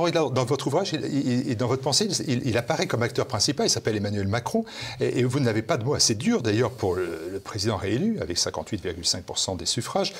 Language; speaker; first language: French; native; French